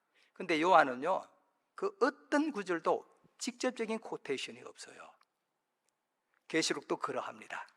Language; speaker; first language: Korean; native; Korean